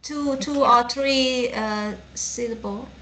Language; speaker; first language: English; non-native, learner; Vietnamese